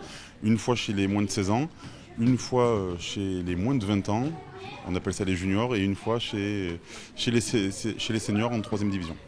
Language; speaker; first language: French; native; French